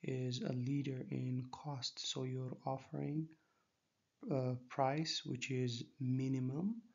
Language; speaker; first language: English; non-native, local second language; Amharic